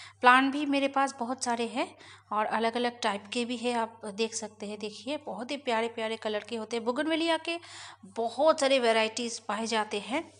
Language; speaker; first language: Hindi; non-native, local second language; Bangla